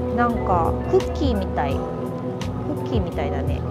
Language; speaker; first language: Japanese; native; Japanese